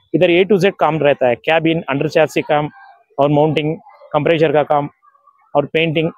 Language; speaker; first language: Hindi; non-native, local second language; Kannada